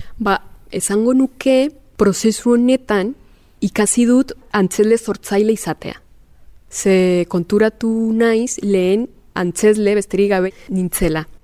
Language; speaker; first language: Basque; non-native, fluent; Spanish